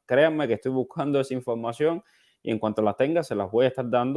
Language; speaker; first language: Spanish; native; Spanish